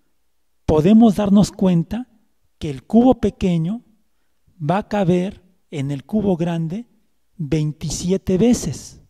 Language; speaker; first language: Spanish; native; Spanish